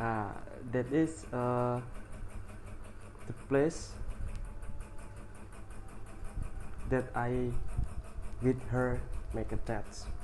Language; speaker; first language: English; non-native, learner; Indonesian